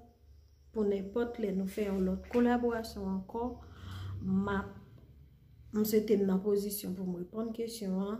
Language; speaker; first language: French; non-native, learner; Haitian Creole